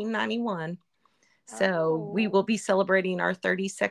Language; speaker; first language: English; native; English